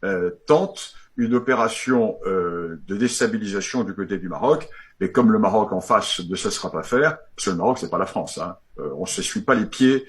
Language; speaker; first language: French; native; French